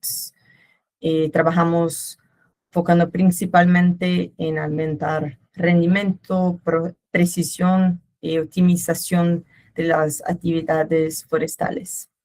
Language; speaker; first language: Spanish; non-native, learner; Portuguese